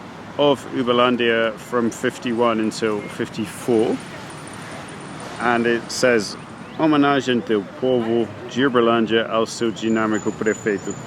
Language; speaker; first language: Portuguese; non-native, learner; English